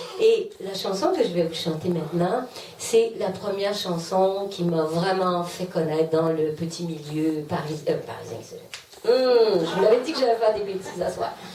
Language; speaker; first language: French; native; French